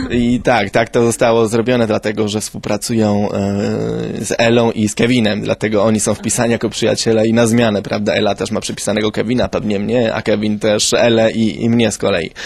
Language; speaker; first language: Polish; early bilingual, heritage; Spanish